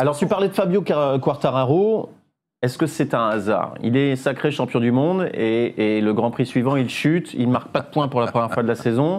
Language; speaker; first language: French; native; French